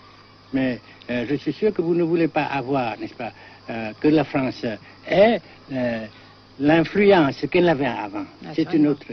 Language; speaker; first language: French; non-native, local second language; Vietnamese